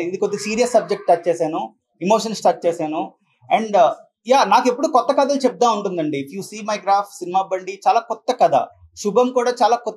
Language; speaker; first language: Telugu; native; Telugu